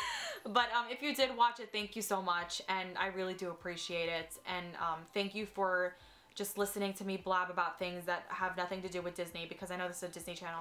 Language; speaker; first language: English; native; English